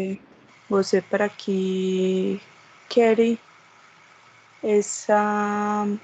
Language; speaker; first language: Portuguese; non-native, learner; Spanish